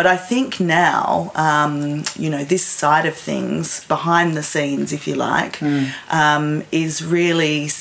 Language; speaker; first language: English; native; English